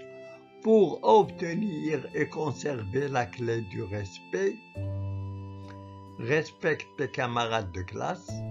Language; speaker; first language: French; non-native, fluent; Arabic